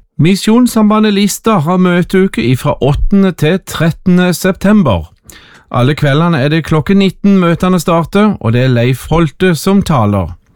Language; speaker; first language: Norwegian; native; Norwegian